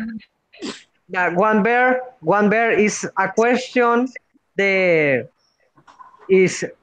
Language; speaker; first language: English; non-native, learner; Spanish